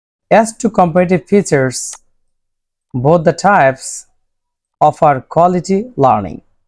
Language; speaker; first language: English; non-native, local second language; Bangla